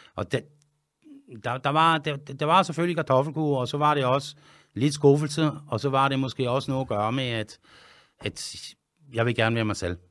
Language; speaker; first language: Danish; non-native, fluent; French